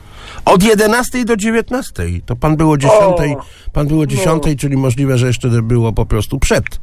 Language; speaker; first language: Polish; native; Polish